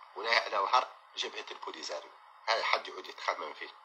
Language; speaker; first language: Arabic; native; Arabic